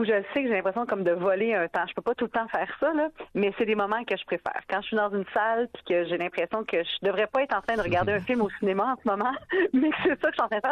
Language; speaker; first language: French; native; French